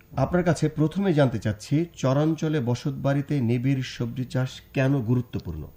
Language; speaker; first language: Bangla; native; Bangla